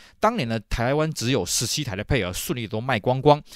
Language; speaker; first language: Chinese; native; Chinese